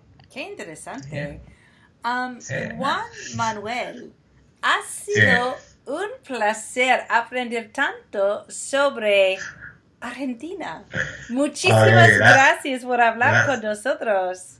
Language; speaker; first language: Spanish; non-native, fluent; English